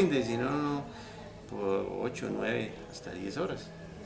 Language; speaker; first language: Spanish; native; Spanish